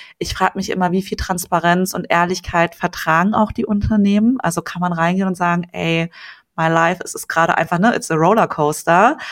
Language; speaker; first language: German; native; German